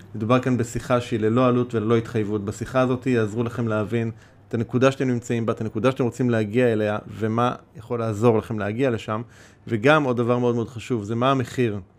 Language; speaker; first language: Hebrew; native; Hebrew